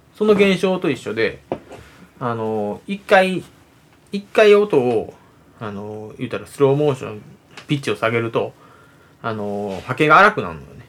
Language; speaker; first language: Japanese; native; Japanese